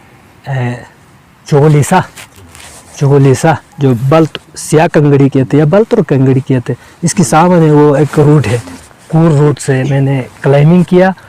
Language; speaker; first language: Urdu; non-native, local second language; Balti